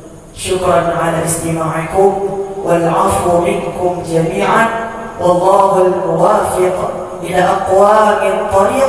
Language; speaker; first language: Arabic; non-native, learner; Achinese